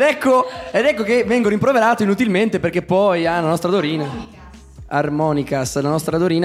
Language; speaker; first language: Italian; native; Italian